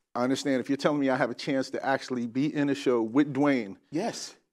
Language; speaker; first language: English; native; English